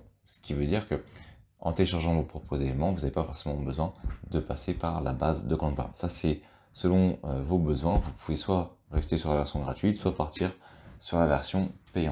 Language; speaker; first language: French; native; French